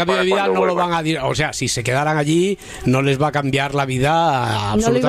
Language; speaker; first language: Spanish; native; Spanish